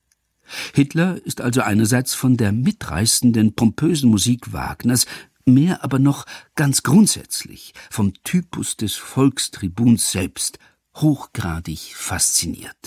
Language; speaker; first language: German; native; German